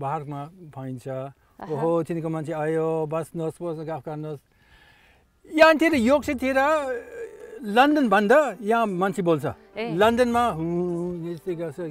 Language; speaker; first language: Nepali; non-native, learner; English